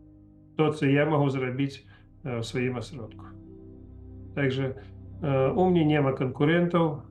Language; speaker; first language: Polish; non-native, learner; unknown